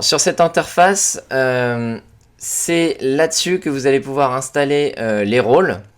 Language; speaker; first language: French; native; French